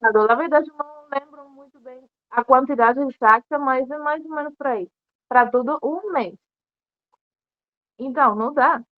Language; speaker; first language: Portuguese; non-native, learner; Spanish